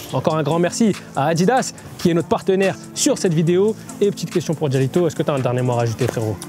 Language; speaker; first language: French; native; French